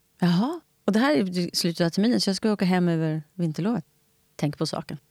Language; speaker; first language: Swedish; native; Swedish